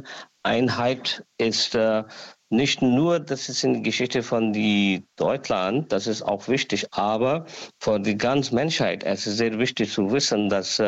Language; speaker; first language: German; non-native, learner; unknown